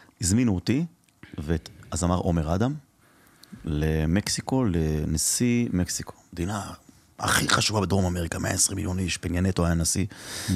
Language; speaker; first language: Hebrew; early bilingual, other home language; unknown